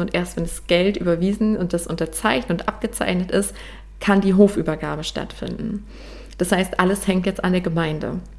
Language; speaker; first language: German; native; German